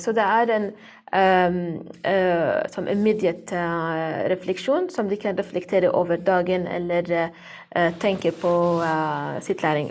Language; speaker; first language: Norwegian; non-native, learner; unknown